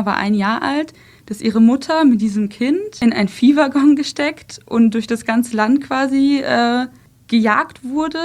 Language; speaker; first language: German; early bilingual, other home language; Russian